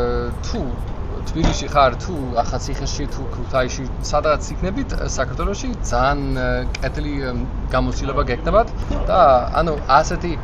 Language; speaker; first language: Georgian; non-native, learner; English